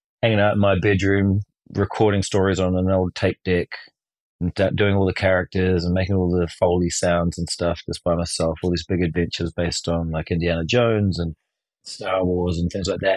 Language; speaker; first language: English; native; English